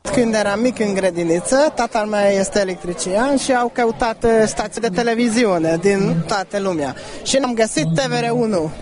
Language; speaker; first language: Romanian; non-native, learner; Hungarian